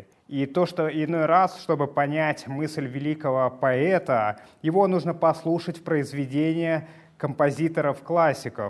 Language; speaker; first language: Russian; native; Russian